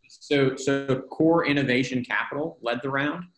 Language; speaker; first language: English; native; English